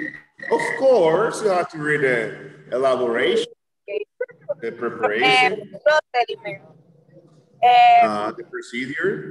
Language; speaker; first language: English; non-native, fluent; Spanish